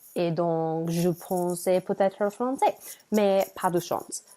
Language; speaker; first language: French; non-native, learner; English